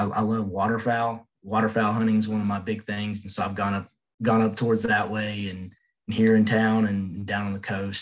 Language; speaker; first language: English; native; English